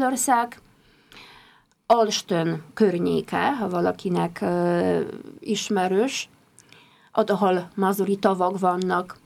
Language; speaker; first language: Hungarian; non-native, fluent; Polish